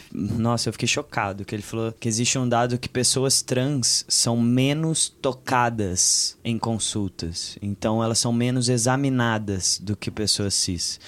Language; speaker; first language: Portuguese; native; Portuguese